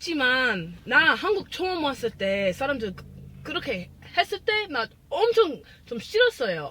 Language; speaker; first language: Korean; non-native, learner; English